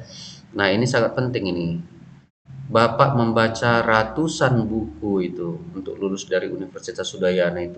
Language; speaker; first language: Indonesian; native; Indonesian